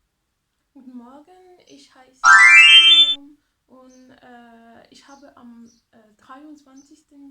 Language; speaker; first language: German; non-native, learner; French